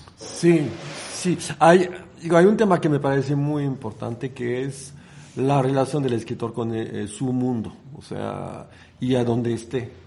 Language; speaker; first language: Spanish; non-native, fluent; French